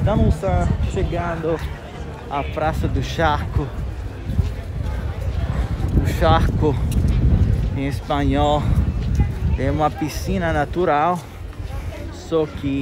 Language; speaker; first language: Portuguese; non-native, fluent; Italian